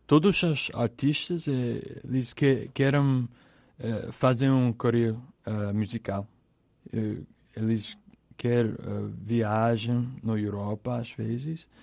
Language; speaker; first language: Portuguese; non-native, learner; English